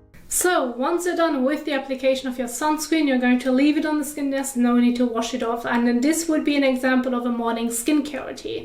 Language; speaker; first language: English; non-native, fluent; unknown